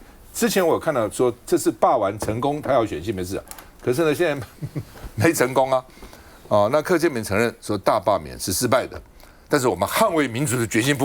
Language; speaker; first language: Chinese; native; Chinese